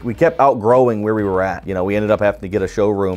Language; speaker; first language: English; native; English